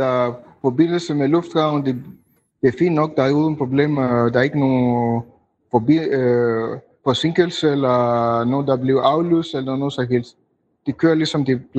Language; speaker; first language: Danish; non-native, fluent; Greek